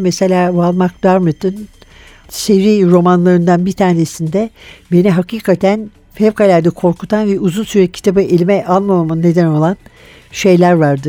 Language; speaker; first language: Turkish; native; Turkish